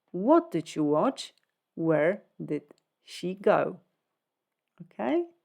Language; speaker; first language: English; non-native, fluent; Polish